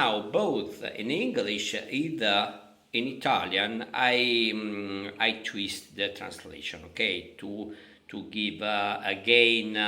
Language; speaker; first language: English; non-native, fluent; Italian